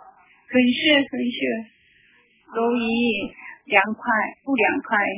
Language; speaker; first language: Chinese; non-native, learner; Korean